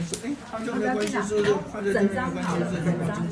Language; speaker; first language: Chinese; native; Chinese